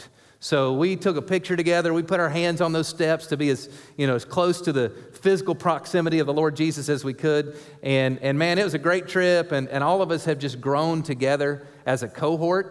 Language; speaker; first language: English; native; English